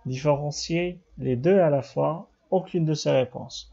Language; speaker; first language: French; non-native, local second language; Arabic